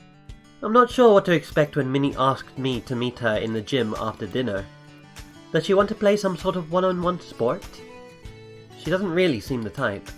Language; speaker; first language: English; native; English